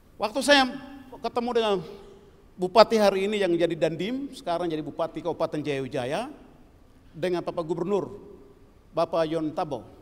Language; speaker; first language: Indonesian; non-native, local second language; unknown